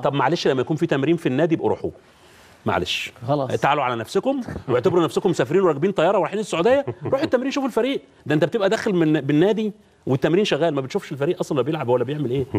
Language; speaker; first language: Arabic; native; Arabic